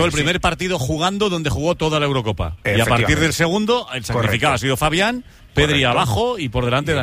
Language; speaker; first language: Spanish; native; Spanish